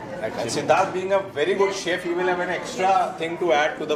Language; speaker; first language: Hindi; native; Hindi